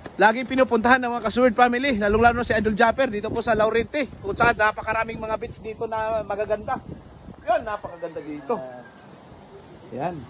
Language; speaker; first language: Filipino; native; Filipino